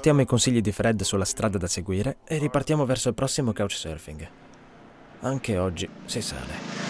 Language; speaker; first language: Italian; native; Italian